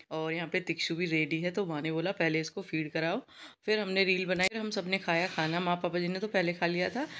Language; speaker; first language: Hindi; native; Hindi